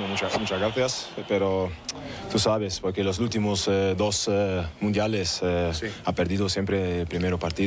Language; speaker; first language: Spanish; non-native, learner; German